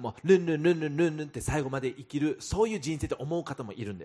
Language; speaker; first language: Japanese; non-native, fluent; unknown